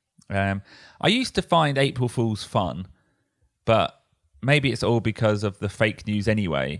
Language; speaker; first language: English; native; English